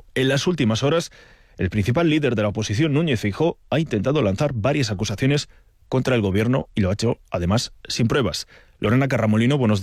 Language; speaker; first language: Spanish; native; Spanish